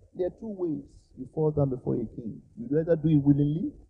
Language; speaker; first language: English; non-native, local second language; Yoruba